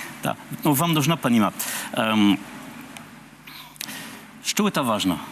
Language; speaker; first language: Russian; non-native, learner; French